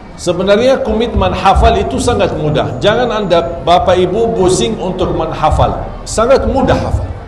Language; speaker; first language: Malay; non-native, fluent; Arabic